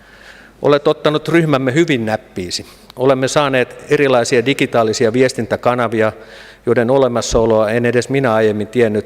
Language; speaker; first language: Finnish; native; Finnish